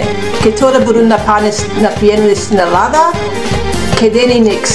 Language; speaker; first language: Greek; non-native, learner; English